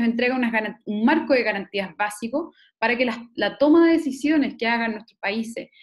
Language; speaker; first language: Spanish; native; Spanish